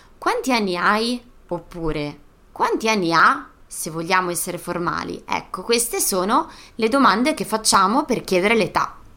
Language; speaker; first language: Italian; native; Italian